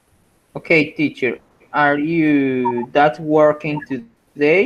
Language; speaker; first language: English; non-native, learner; Spanish